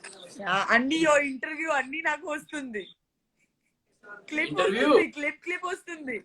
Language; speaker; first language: Telugu; non-native, learner; Gujarati